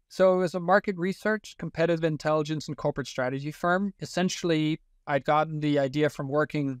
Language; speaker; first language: English; non-native, fluent; Danish